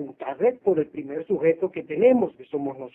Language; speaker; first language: Spanish; native; Spanish